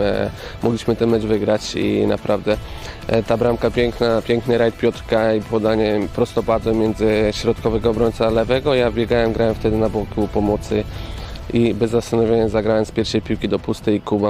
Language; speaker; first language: Polish; native; Polish